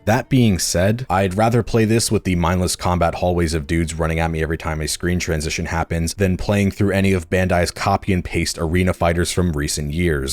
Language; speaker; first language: English; native; English